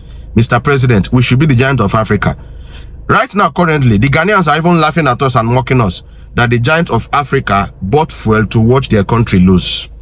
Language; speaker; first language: English; non-native, local second language; Igbo